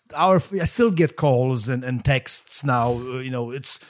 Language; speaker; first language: English; non-native, fluent; Polish